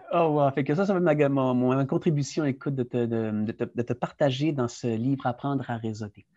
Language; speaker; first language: French; early bilingual, other home language; Spanish